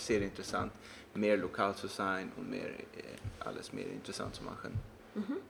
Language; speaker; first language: German; non-native, learner; Swedish